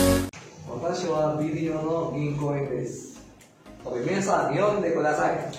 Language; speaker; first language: Japanese; non-native, fluent; Filipino